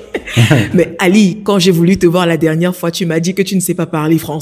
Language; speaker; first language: French; native; French